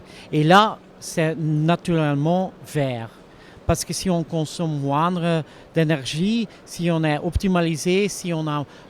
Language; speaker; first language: French; non-native, local second language; Dutch